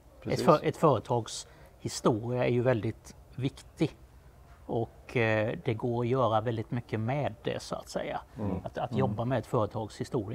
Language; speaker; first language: Swedish; native; Swedish